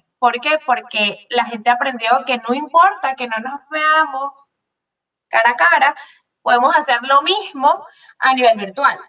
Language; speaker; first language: Spanish; native; Spanish